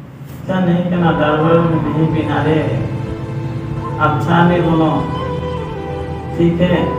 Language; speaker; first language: Hindi; non-native, local second language; Assamese